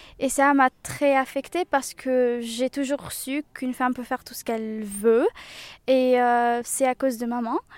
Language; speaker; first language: French; non-native, local second language; Arabic